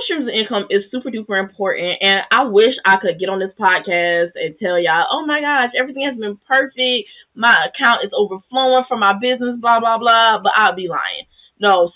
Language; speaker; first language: English; native; English